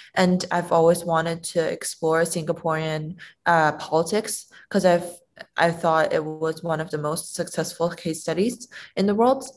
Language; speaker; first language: English; non-native, fluent; Chinese